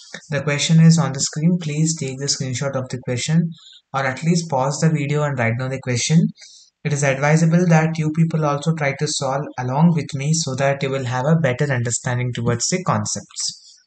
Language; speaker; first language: English; non-native, local second language; Kannada